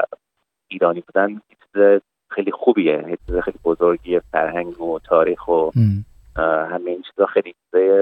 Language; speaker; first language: Persian; early bilingual, heritage; Persian